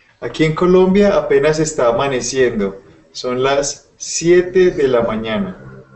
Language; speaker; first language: Spanish; native; Spanish